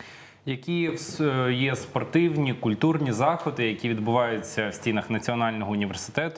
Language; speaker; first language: Ukrainian; native; Ukrainian